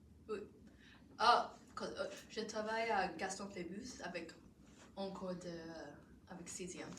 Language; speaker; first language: French; non-native, fluent; English